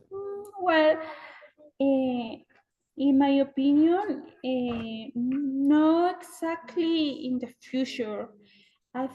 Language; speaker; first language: English; non-native, learner; Spanish